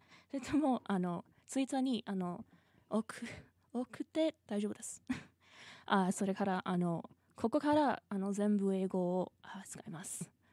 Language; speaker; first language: Japanese; non-native, learner; English